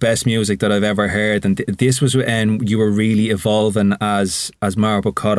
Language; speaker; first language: English; native; English